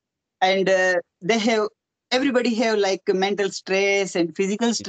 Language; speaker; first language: English; non-native, local second language; Hindi